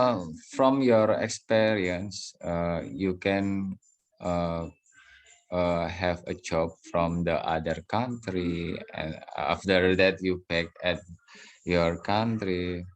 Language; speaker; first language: English; non-native, learner; Indonesian